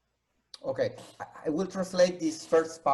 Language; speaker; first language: English; non-native, fluent; Spanish